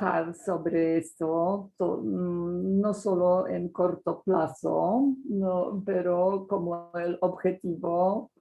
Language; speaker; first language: Spanish; non-native, fluent; Polish